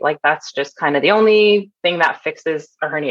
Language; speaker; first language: English; native; English